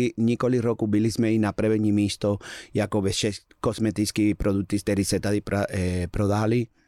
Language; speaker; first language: Czech; non-native, learner; Spanish